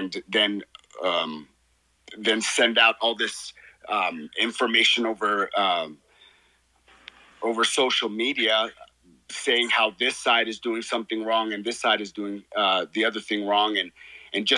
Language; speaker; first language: English; native; English